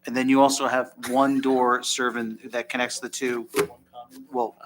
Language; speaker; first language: English; native; English